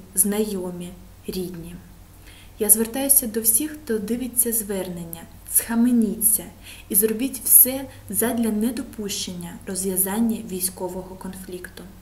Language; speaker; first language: Ukrainian; non-native, local second language; Russian